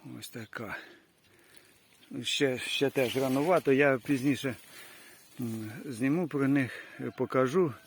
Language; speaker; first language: Ukrainian; native; Ukrainian